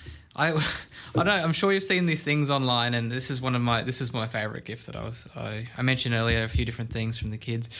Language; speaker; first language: English; native; English